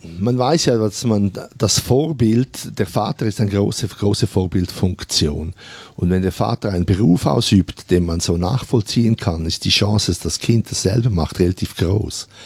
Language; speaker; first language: German; native; German